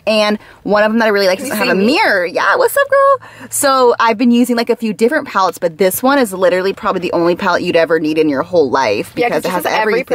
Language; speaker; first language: English; native; English